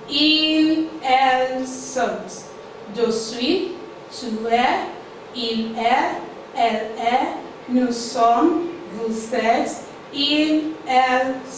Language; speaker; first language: French; non-native, fluent; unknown